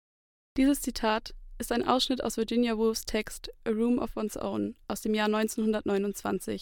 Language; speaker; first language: German; native; German